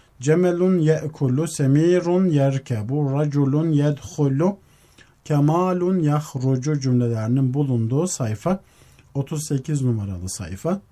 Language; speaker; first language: Turkish; native; Turkish